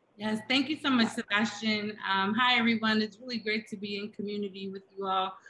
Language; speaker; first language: English; native; English